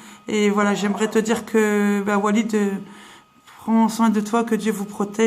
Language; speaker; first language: French; native; French